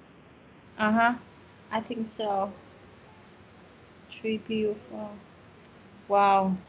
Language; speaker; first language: English; non-native, learner; Vietnamese